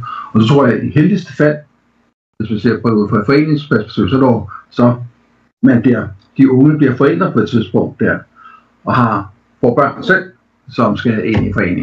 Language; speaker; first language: Danish; native; Danish